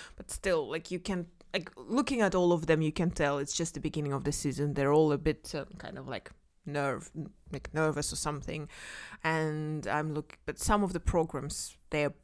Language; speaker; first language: English; non-native, fluent; Kazakh